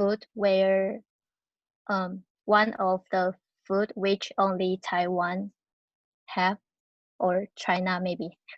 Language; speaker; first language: English; non-native, learner; Chinese